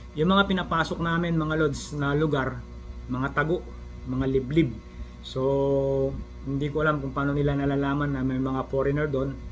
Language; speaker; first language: Filipino; native; Filipino